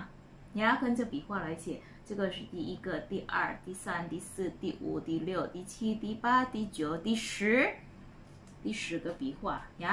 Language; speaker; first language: Chinese; non-native, fluent; Indonesian